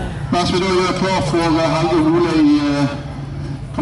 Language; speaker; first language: Norwegian; native; Norwegian